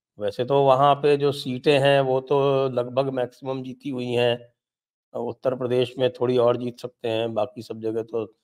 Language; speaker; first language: Hindi; native; Hindi